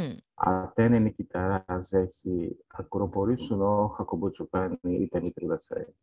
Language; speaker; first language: Japanese; non-native, learner; Greek